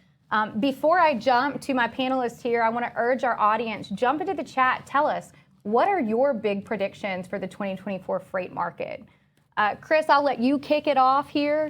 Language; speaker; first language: English; native; English